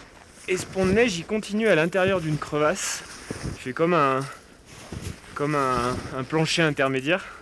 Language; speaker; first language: French; native; French